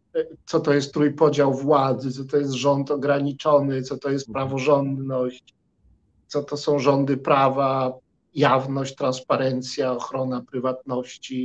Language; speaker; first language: Polish; native; Polish